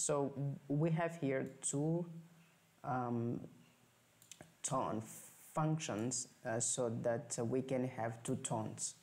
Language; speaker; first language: English; non-native, fluent; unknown